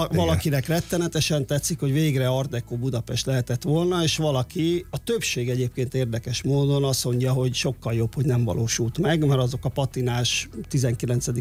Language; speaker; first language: Hungarian; native; Hungarian